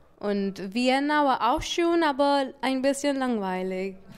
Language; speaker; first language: German; non-native, learner; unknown